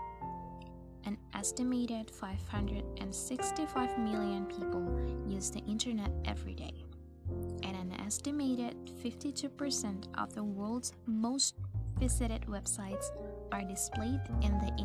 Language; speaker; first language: English; non-native, fluent; Indonesian